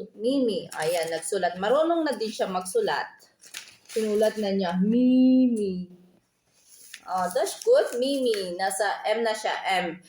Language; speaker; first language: Filipino; native; Filipino